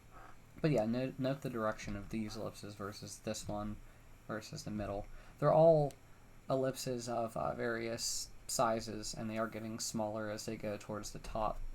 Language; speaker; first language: English; native; English